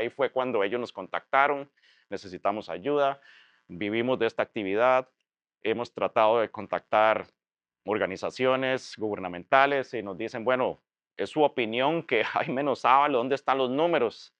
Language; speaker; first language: Spanish; native; Spanish